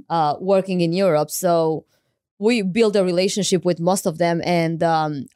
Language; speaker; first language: English; non-native, fluent; Romanian